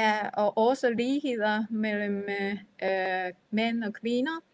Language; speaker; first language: Danish; non-native, fluent; Japanese